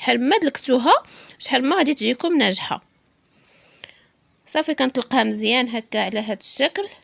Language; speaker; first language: Arabic; native; Arabic